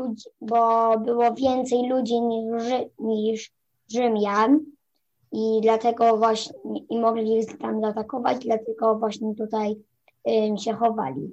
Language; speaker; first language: Polish; early bilingual, heritage; Polish